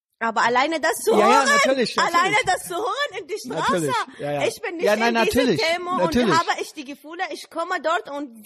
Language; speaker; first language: German; non-native, learner; Arabic